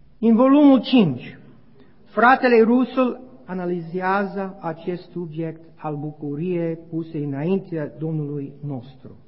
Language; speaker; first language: Romanian; non-native, learner; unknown